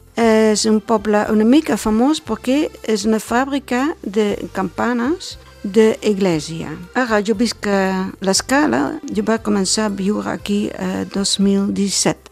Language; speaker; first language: Catalan; non-native, learner; Dutch